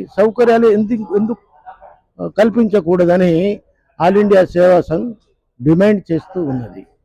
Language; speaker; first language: Telugu; non-native, local second language; Lambadi